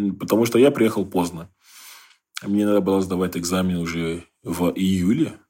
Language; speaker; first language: Russian; non-native, fluent; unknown